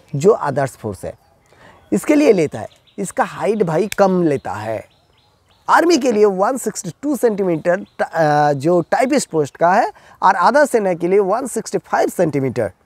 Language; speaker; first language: Hindi; non-native, local second language; Bangla